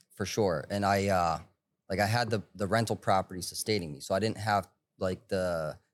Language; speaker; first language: English; early bilingual, other home language; Hebrew